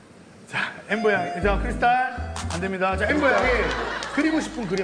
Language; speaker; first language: Korean; native; Korean